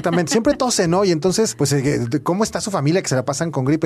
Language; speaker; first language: Spanish; native; Spanish